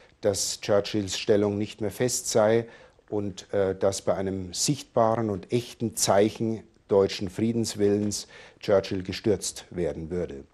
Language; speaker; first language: German; native; German